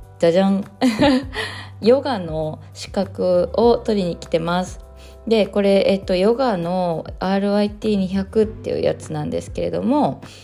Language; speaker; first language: Japanese; native; Japanese